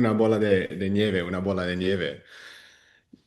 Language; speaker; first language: Spanish; non-native, fluent; Dutch